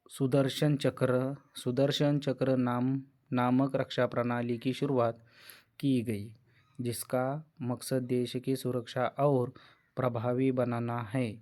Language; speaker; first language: Hindi; non-native, local second language; Marathi